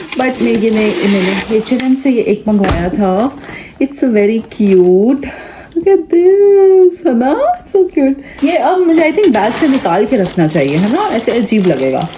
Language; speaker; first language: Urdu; native; Urdu